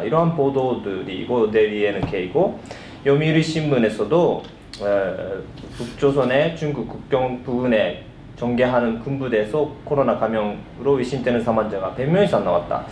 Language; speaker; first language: Korean; early bilingual, heritage; Korean